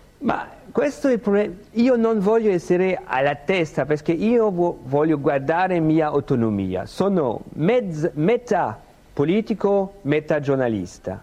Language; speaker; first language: Italian; non-native, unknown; French